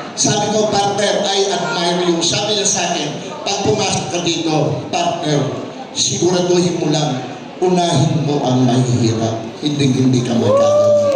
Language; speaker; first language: Filipino; native; Filipino